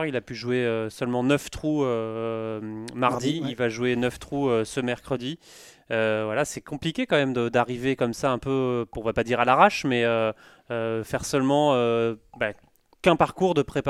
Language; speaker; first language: French; native; French